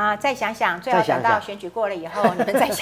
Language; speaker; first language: Chinese; native; Chinese